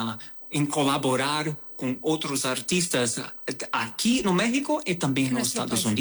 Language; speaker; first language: Portuguese; non-native, learner; Spanish